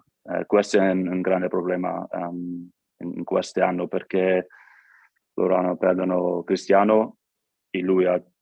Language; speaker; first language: Italian; non-native, learner; German